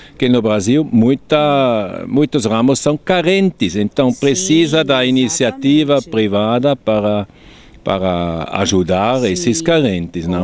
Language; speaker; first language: Portuguese; non-native, fluent; German